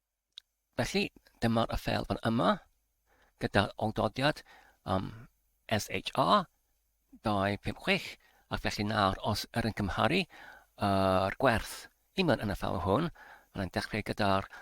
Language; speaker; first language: Welsh; non-native, learner; English